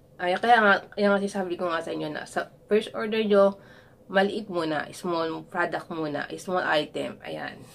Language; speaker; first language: Filipino; native; Filipino